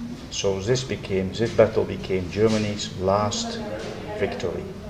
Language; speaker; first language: English; non-native, fluent; Dutch